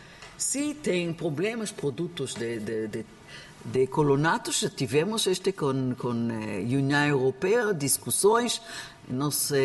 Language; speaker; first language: Portuguese; non-native, learner; Hebrew